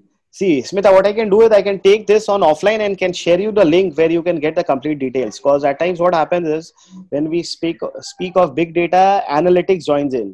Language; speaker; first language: English; non-native, local second language; Hindi